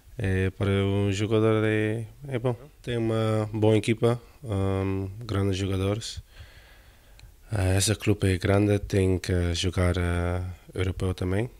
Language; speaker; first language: Portuguese; non-native, learner; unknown